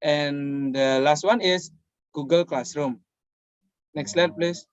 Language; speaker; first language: English; non-native, learner; Indonesian